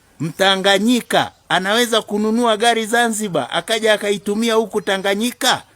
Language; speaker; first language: Swahili; native; Swahili